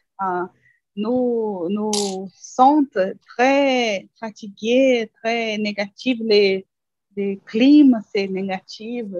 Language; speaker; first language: French; non-native, learner; Portuguese